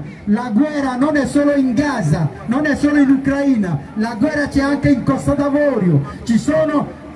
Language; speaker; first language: Italian; non-native, fluent; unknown